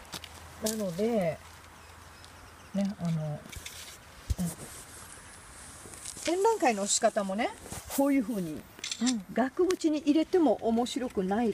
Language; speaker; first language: Japanese; native; Japanese